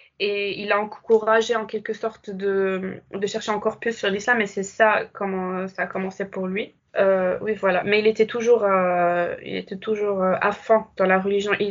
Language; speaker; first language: French; non-native, local second language; Arabic